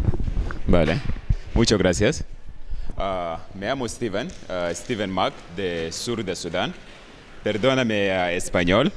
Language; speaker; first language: Spanish; non-native, learner; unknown